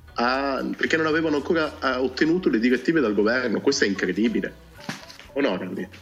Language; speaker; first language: Italian; native; Italian